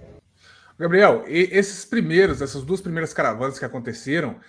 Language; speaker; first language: Portuguese; native; Portuguese